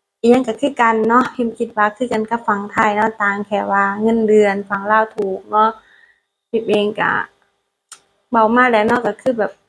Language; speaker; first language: Thai; non-native, learner; Lao